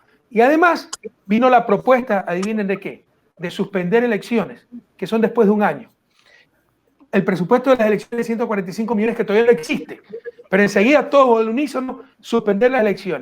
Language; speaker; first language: Spanish; native; Spanish